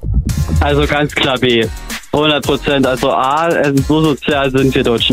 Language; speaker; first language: German; native; German